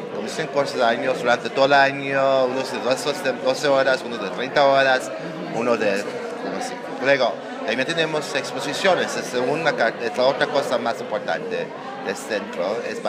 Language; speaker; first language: Spanish; non-native, learner; English